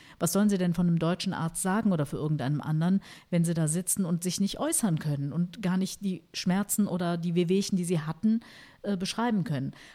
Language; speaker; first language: German; early bilingual, other home language; Turkish